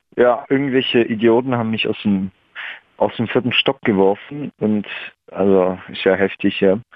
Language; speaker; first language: German; non-native, fluent; Russian